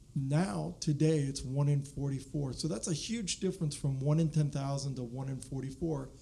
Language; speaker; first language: English; native; English